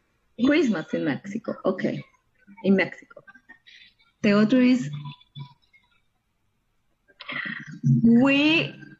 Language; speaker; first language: English; non-native, learner; Spanish